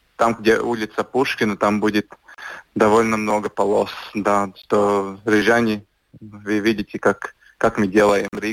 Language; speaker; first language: Russian; non-native, local second language; Latvian